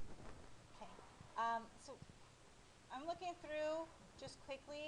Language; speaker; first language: English; native; English